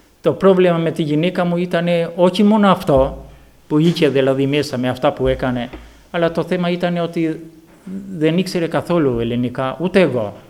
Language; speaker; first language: Greek; non-native, fluent; Albanian